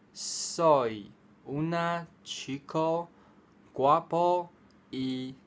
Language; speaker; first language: Spanish; non-native, learner; Chinese